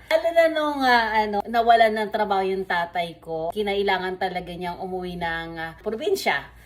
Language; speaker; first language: Filipino; non-native, local second language; Iloko